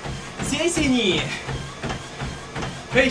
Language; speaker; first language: Chinese; non-native, learner; Russian